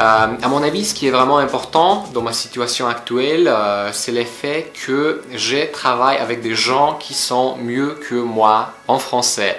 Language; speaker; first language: French; non-native, fluent; Polish